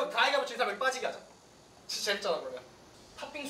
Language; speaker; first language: Korean; native; Korean